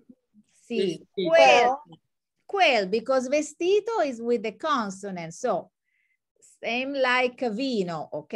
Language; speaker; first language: English; non-native, fluent; Italian